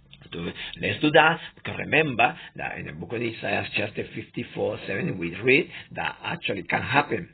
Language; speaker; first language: English; non-native, fluent; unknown